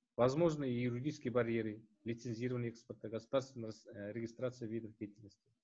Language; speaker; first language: Russian; non-native, local second language; Kazakh